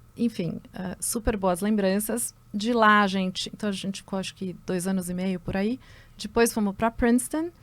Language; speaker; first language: Portuguese; early bilingual, other home language; Spanish